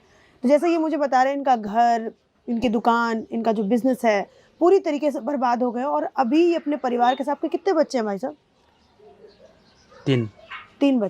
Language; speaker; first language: Hindi; native; Hindi